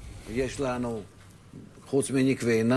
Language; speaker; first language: Hebrew; non-native, fluent; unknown